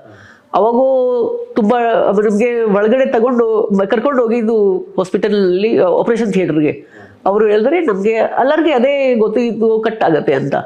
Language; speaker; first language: Kannada; non-native, local second language; Hindi